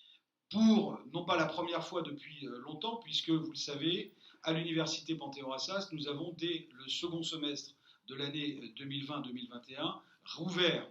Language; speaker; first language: French; native; French